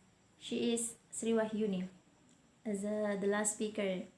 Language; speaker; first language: English; non-native, learner; Indonesian